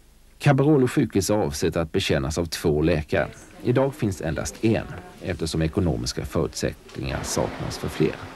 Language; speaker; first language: Swedish; native; Swedish